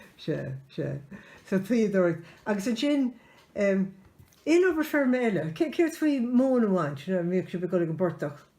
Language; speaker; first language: Irish; native; Irish